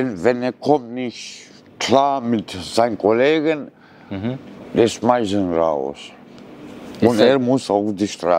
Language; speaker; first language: German; non-native, learner; Romanian